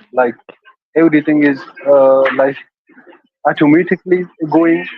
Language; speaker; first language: English; non-native, learner; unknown